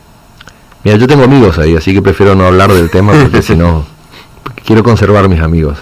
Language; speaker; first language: Spanish; native; Spanish